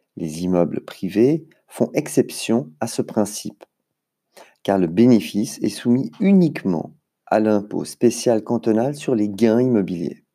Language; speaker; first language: French; native; French